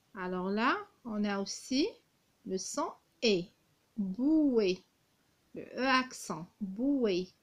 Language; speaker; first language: French; non-native, local second language; Arabic